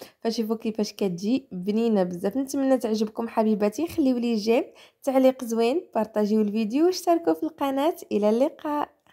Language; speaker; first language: Arabic; native; Arabic